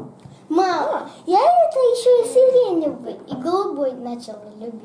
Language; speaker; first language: Russian; early bilingual, heritage; Russian